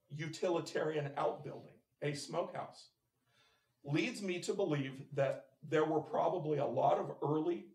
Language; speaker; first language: English; native; English